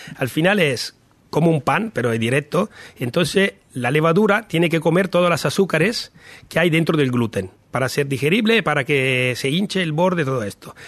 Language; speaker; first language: Spanish; non-native, fluent; Italian